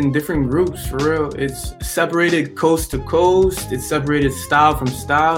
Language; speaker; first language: English; non-native, fluent; French